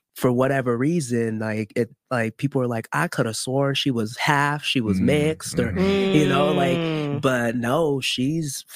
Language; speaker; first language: English; early bilingual, other home language; Haitian Creole